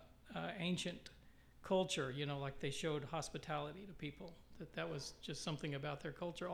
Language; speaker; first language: English; native; English